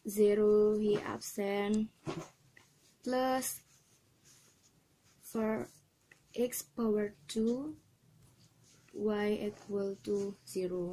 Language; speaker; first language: English; non-native, learner; Indonesian